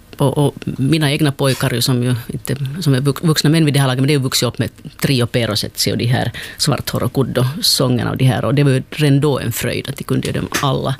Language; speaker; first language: Swedish; native; Swedish